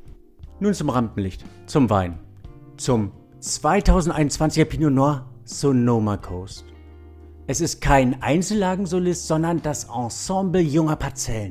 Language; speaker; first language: German; native; German